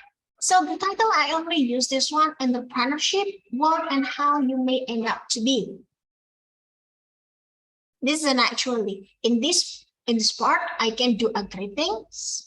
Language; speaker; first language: English; non-native, fluent; Indonesian